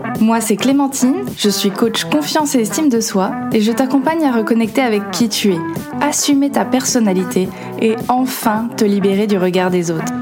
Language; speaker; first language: French; native; French